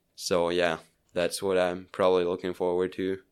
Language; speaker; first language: English; non-native, fluent; Swiss German